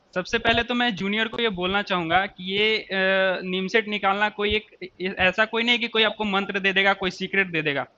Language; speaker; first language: Hindi; native; Hindi